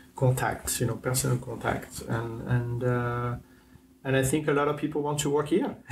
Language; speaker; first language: English; non-native, fluent; French